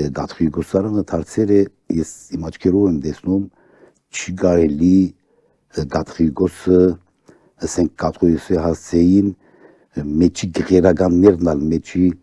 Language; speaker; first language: Armenian; early bilingual, heritage; Armenian